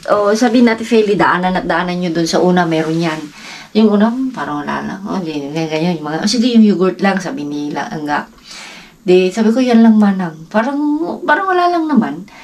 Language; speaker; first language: Filipino; non-native, local second language; Iloko